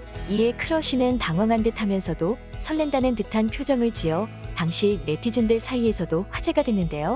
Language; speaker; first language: Korean; native; Korean